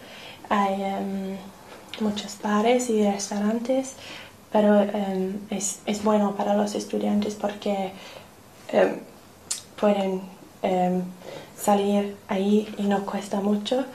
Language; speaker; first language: Spanish; non-native, learner; English